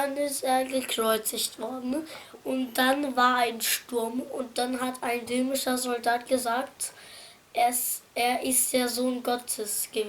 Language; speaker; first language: German; non-native, fluent; Arabic